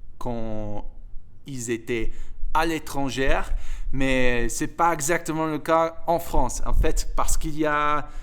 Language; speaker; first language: French; non-native, fluent; English